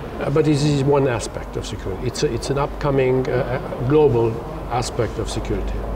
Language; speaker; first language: English; non-native, fluent; German